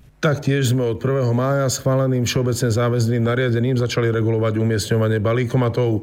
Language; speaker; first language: Slovak; native; Slovak